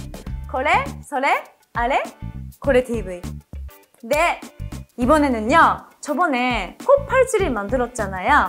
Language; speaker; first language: Korean; non-native, fluent; Japanese